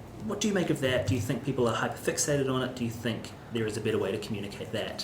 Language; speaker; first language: English; native; English